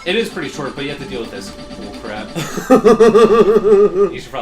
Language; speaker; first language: English; native; English